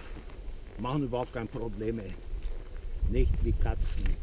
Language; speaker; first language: German; non-native, fluent; Turkish